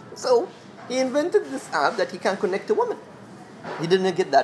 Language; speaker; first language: English; non-native, fluent; Arabic